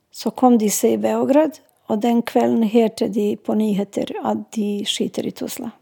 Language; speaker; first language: Norwegian; non-native, fluent; Serbian